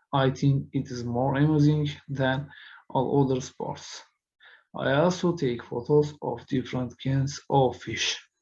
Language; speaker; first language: English; non-native, fluent; Turkish